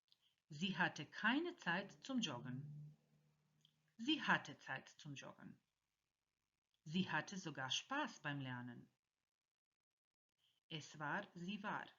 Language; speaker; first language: German; non-native, fluent; Croatian